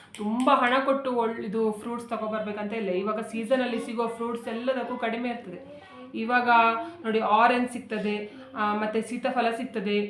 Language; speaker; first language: Kannada; non-native, local second language; Konkani